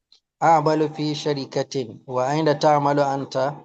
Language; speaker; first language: Arabic; non-native, learner; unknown